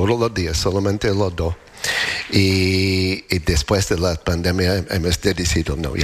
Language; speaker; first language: Spanish; non-native, fluent; English